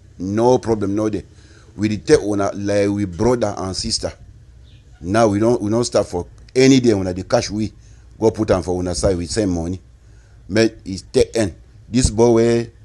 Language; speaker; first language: Nigerian Pidgin; native; Nigerian Pidgin